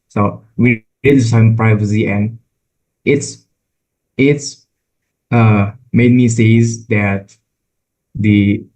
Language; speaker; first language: English; non-native, learner; Indonesian